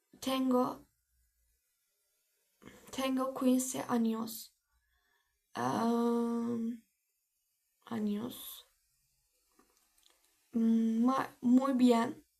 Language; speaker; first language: Spanish; non-native, learner; Turkish